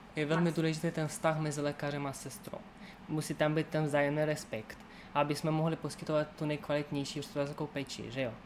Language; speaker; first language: Czech; non-native, fluent; Romanian